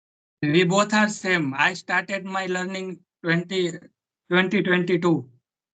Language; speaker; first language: English; non-native, learner; Gujarati